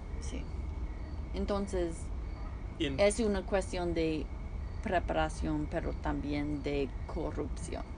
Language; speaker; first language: Spanish; non-native, fluent; English